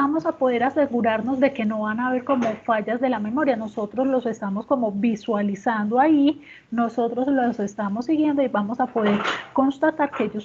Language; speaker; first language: Spanish; native; Spanish